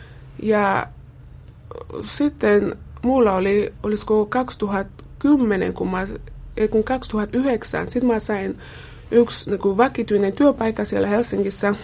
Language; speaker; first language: Finnish; non-native, fluent; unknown